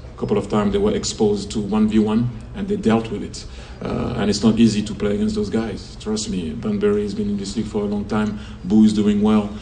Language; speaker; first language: English; non-native, fluent; French